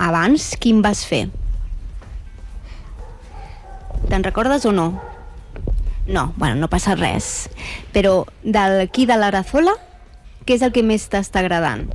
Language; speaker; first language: Catalan; native; Catalan